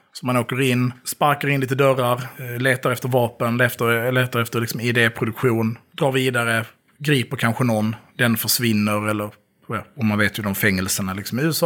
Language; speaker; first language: Swedish; native; Swedish